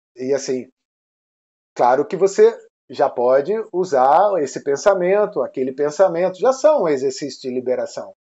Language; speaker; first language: Portuguese; non-native, fluent; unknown